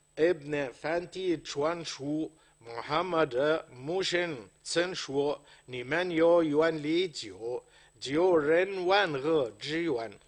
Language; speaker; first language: Chinese; non-native, fluent; Arabic